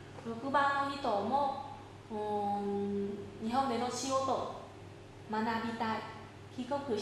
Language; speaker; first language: Japanese; non-native, fluent; Vietnamese